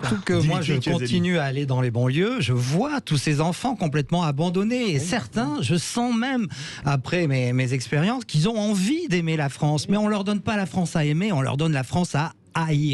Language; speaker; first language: French; native; French